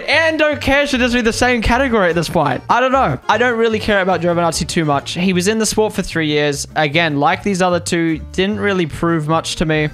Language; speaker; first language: English; native; English